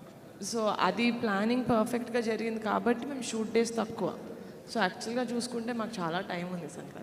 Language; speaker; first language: Telugu; native; Telugu